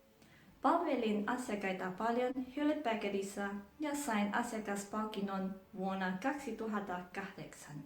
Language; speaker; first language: Finnish; non-native, learner; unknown